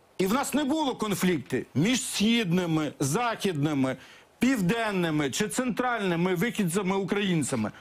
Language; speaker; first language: Ukrainian; native; Ukrainian